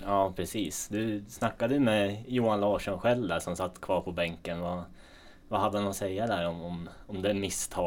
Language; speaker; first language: Swedish; native; Swedish